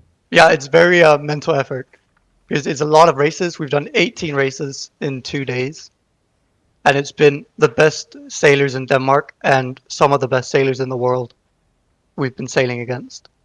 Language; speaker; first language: English; non-native, fluent; Danish